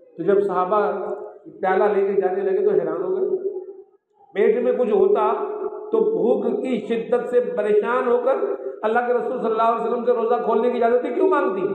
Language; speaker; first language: Urdu; non-native, local second language; Sindhi